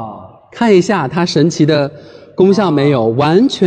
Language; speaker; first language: Chinese; native; Chinese